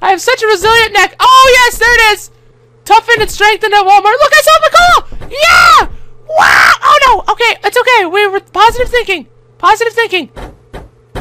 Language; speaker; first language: English; native; English